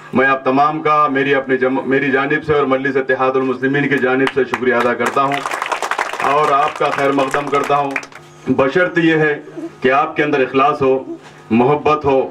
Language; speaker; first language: Urdu; native; Urdu